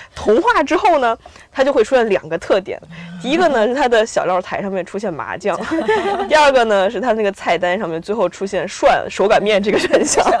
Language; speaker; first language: Chinese; native; Chinese